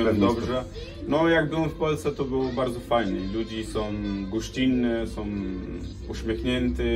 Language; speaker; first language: Polish; non-native, learner; Arabic